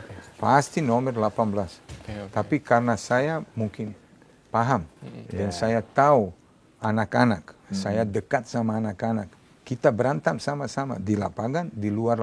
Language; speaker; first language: Indonesian; non-native, fluent; Serbian